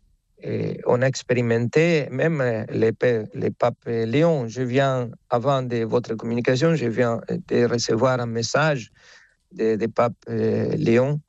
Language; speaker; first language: French; non-native, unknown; Spanish